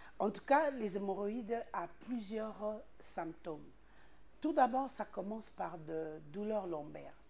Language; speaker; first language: French; non-native, local second language; Lingala